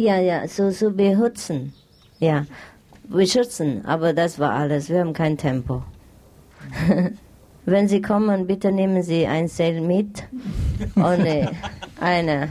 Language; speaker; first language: German; non-native, learner; Vietnamese